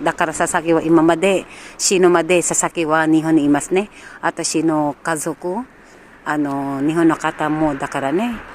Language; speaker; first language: Japanese; non-native, learner; Filipino